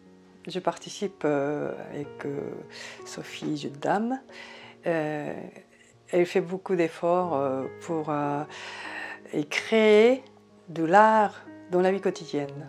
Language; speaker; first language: French; non-native, fluent; Japanese